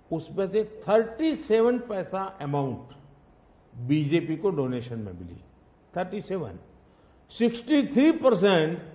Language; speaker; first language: Hindi; non-native, local second language; Gujarati